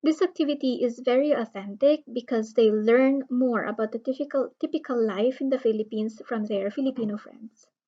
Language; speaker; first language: English; non-native, local second language; Filipino